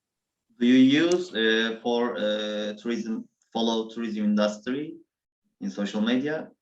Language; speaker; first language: English; non-native, learner; Turkish